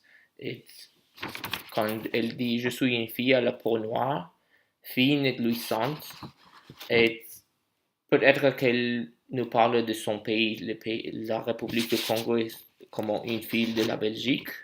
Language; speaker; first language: French; non-native, learner; English